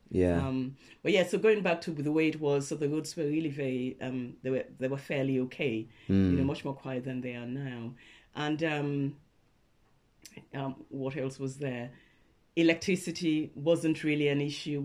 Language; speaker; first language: English; non-native, local second language; Krio